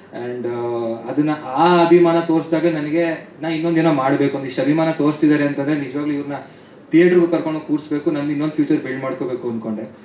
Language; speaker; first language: Kannada; native; Kannada